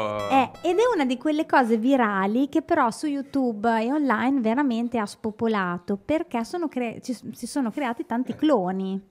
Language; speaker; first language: Italian; native; Italian